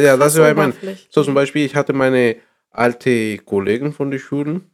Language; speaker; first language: German; non-native, learner; Spanish